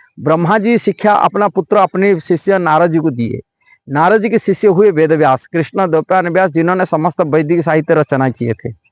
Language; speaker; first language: Hindi; non-native, local second language; Odia